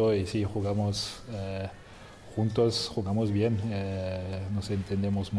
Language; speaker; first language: Spanish; non-native, fluent; French